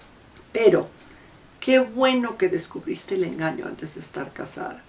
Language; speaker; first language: Spanish; native; Spanish